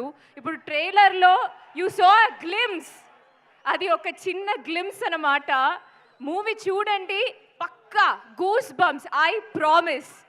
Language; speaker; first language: Telugu; non-native, fluent; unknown